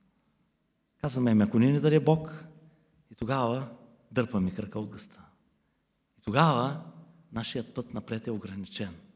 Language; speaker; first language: Bulgarian; native; Bulgarian